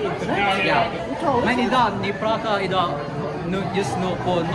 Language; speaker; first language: Swedish; non-native, learner; Filipino